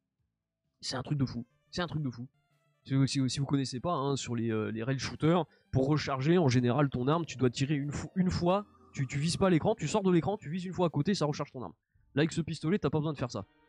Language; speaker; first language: French; native; French